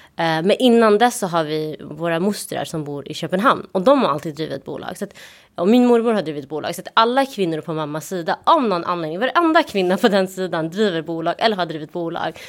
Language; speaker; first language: Swedish; early bilingual, other home language; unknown